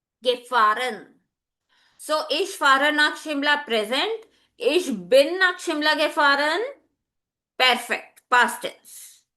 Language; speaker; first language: German; non-native, learner; Hindi